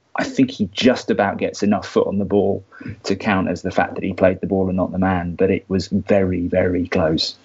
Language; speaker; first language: English; native; English